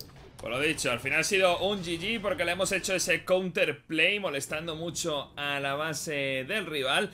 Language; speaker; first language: Spanish; native; Spanish